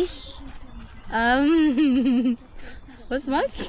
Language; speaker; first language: German; early bilingual, other home language; Sundanese